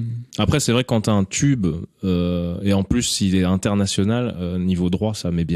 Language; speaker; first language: French; native; French